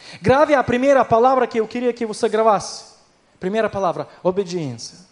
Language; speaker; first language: Portuguese; non-native, fluent; Ukrainian